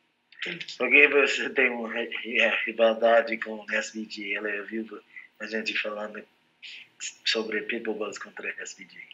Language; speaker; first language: Portuguese; non-native, fluent; English